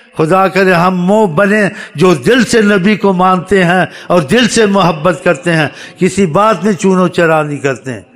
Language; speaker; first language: Urdu; native; Urdu